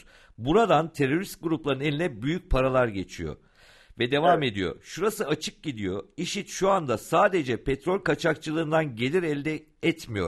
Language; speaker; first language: Turkish; native; Turkish